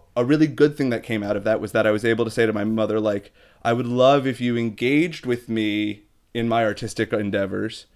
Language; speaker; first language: English; native; English